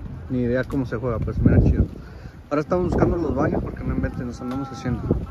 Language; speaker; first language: Spanish; early bilingual, heritage; Spanish